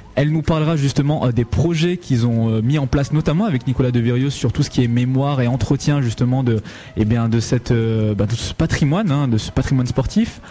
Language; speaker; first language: French; native; French